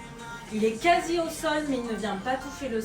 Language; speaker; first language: French; native; French